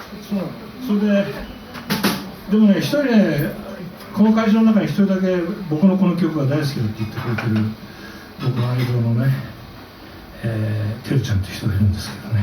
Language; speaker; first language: Japanese; native; Japanese